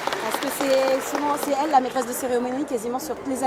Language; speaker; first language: French; native; French